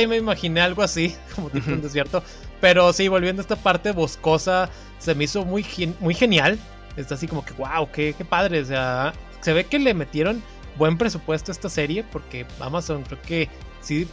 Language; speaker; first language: Spanish; native; Spanish